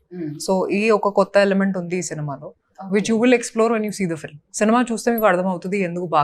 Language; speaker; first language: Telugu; non-native, fluent; Hindi